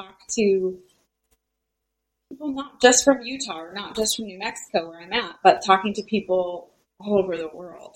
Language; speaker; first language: English; native; English